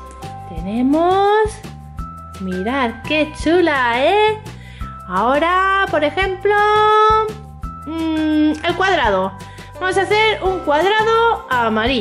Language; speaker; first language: Spanish; native; Spanish